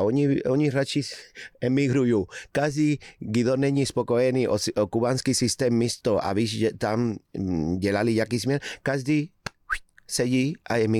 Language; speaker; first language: Czech; non-native, fluent; Spanish